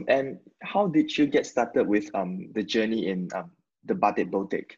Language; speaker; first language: English; non-native, local second language; Chinese